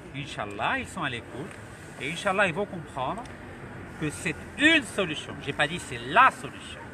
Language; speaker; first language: French; non-native, local second language; Arabic